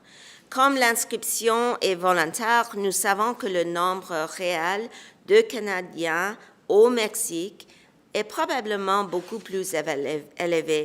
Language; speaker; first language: French; non-native, local second language; English